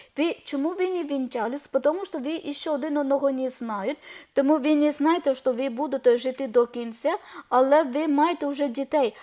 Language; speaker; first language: Ukrainian; non-native, learner; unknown